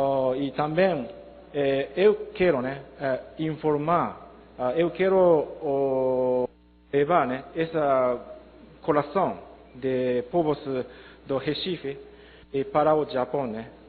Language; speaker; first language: Portuguese; non-native, learner; Japanese